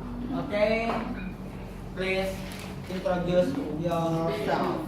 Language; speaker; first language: English; non-native, learner; Indonesian